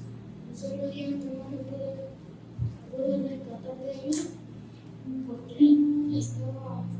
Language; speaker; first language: Spanish; early bilingual, heritage; Spanish